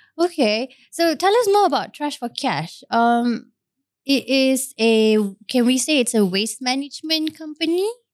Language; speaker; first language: English; non-native, local second language; Malay